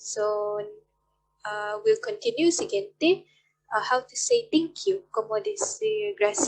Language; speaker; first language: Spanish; non-native, learner; Malay